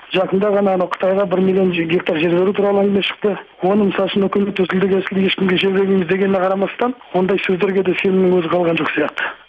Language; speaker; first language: Kazakh; native; Kazakh